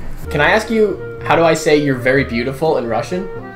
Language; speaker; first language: English; native; English